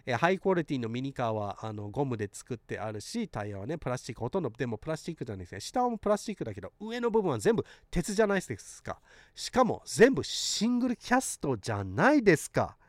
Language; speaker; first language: Japanese; early bilingual, heritage; Japanese